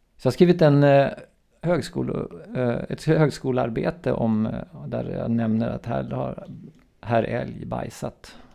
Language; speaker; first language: Swedish; native; Swedish